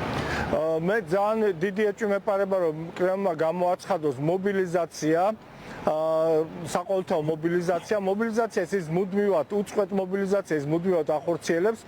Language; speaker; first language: Georgian; native; Georgian